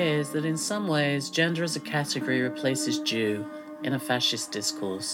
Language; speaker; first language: English; native; English